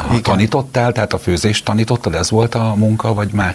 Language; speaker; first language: Hungarian; native; Hungarian